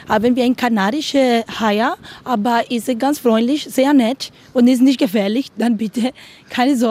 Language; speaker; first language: German; non-native, learner; Spanish